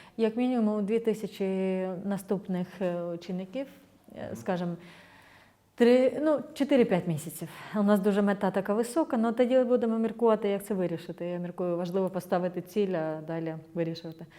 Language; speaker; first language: Ukrainian; non-native, fluent; Estonian